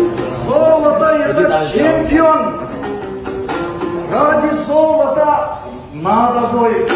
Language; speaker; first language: Russian; non-native, local second language; Kyrgyz